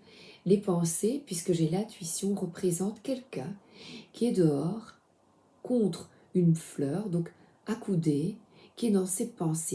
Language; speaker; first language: French; native; French